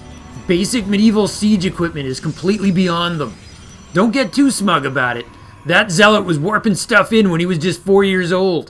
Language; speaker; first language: English; native; English